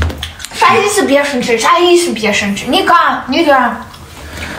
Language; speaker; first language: Chinese; non-native, learner; Russian